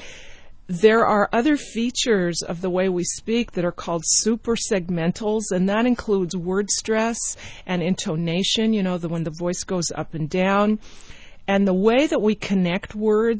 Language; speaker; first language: English; native; English